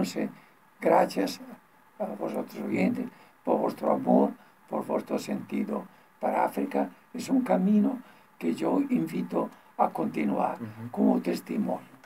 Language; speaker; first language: Spanish; non-native, learner; Italian